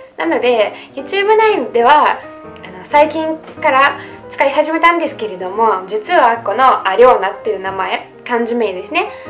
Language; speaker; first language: Japanese; non-native, fluent; Russian